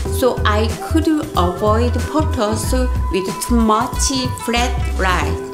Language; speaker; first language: English; non-native, learner; Korean